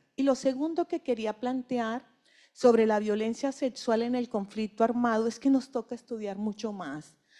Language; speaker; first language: Spanish; native; Spanish